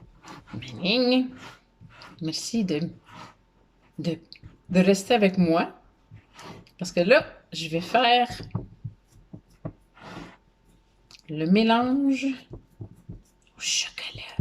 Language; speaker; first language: French; native; French